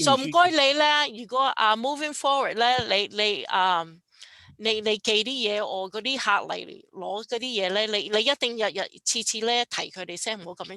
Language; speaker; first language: Cantonese; early bilingual, heritage; Cantonese